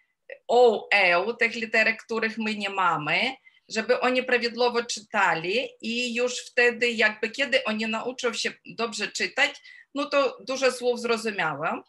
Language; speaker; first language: Polish; non-native, fluent; Ukrainian